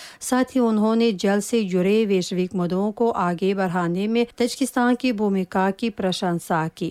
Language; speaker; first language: Hindi; non-native, fluent; Tajik